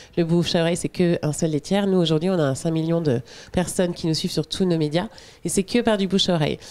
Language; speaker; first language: French; native; French